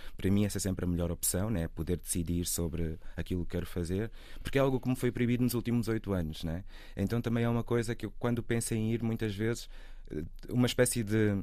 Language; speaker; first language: Portuguese; native; Portuguese